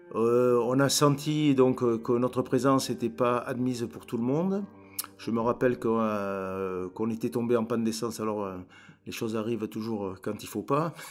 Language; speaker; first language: French; native; French